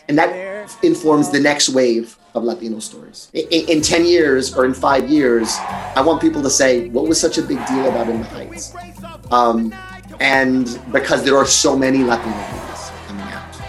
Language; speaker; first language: English; early bilingual, other home language; Spanish